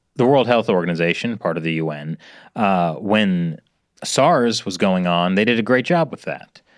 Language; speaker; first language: English; native; English